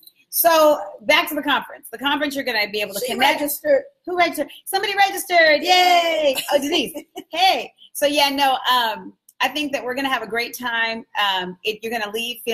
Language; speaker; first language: English; native; English